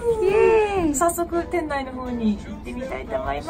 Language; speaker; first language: Japanese; native; Japanese